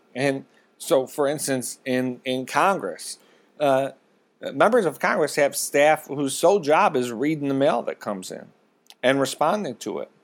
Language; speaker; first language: English; native; English